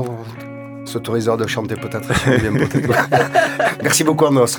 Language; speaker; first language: French; native; French